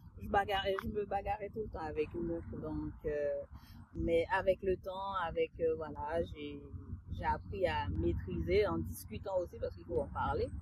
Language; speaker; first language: French; early bilingual, other home language; Haitian Creole